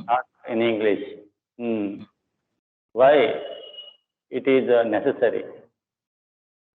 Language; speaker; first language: English; non-native, local second language; Telugu